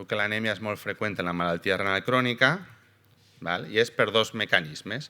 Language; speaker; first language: Catalan; native; Catalan